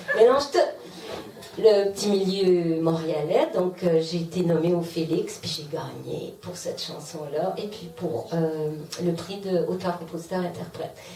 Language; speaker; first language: French; native; French